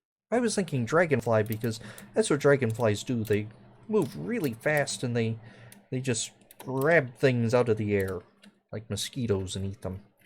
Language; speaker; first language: English; native; English